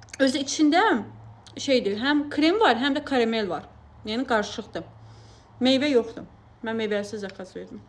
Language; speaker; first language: Azerbaijani; non-native, local second language; Lezghian